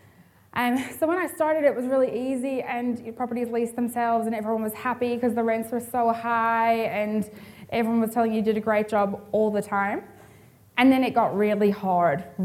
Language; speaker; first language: English; native; English